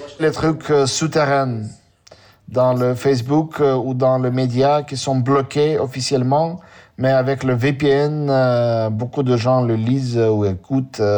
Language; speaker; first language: French; non-native, learner; Russian